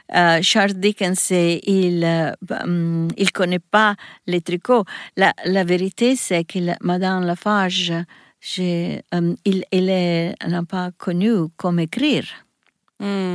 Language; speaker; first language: French; non-native, learner; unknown